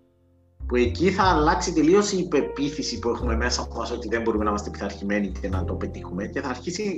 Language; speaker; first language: Greek; native; Greek